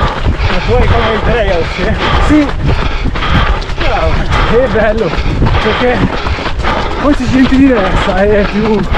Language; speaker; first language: Italian; native; Italian